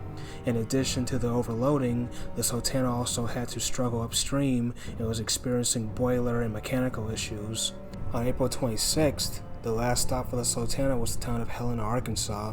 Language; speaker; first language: English; native; English